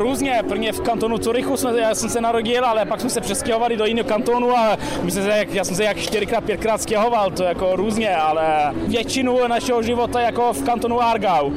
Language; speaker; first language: Czech; early bilingual, heritage; Czech